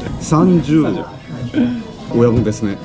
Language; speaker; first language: Japanese; non-native, learner; Korean